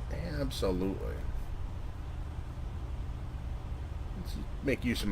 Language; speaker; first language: English; native; English